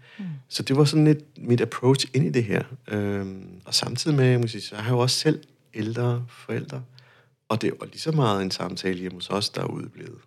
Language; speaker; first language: Danish; non-native, fluent; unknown